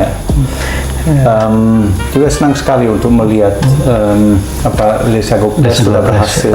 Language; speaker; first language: Indonesian; non-native, fluent; Dutch